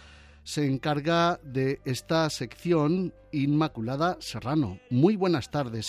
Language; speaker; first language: Spanish; native; Spanish